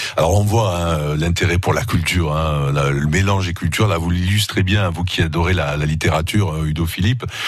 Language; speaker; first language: French; native; French